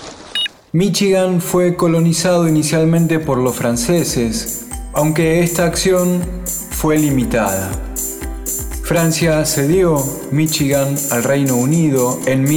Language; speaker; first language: Spanish; native; Spanish